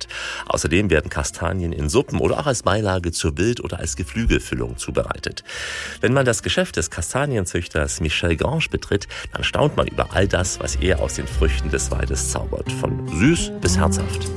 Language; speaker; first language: German; native; German